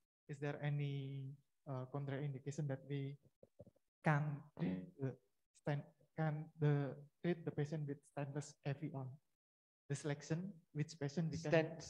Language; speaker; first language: English; non-native, learner; Indonesian